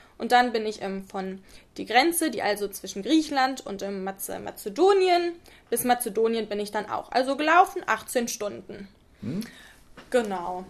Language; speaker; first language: German; native; German